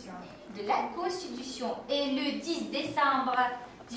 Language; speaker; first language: French; non-native, fluent; Uzbek